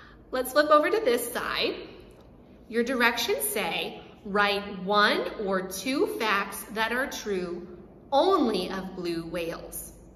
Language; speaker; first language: English; native; English